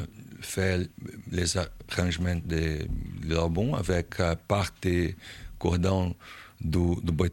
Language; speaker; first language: French; non-native, learner; Portuguese